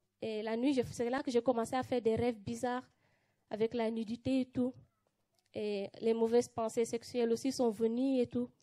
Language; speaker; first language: French; non-native, local second language; Wolof